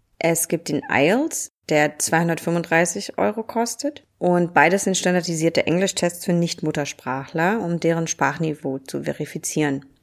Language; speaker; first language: German; native; German